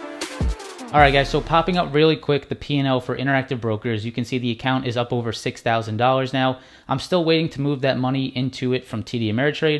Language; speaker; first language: English; native; English